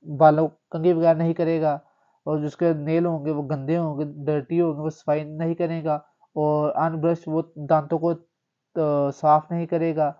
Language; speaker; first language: Urdu; native; Urdu